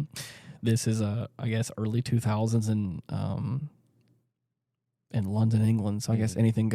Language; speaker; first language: English; native; English